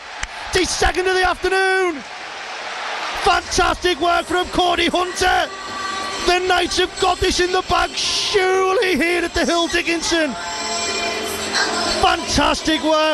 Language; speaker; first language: English; native; English